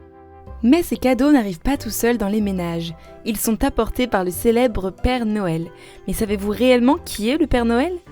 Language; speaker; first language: French; native; French